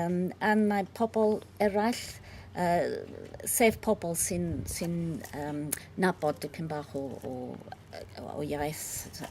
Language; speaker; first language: Welsh; non-native, learner; English